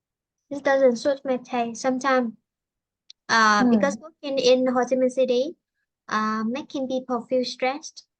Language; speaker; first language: English; non-native, fluent; Vietnamese